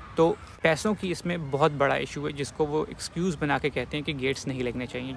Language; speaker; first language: Urdu; native; Urdu